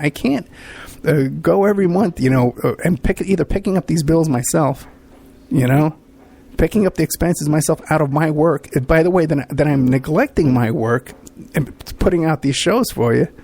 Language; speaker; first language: English; native; English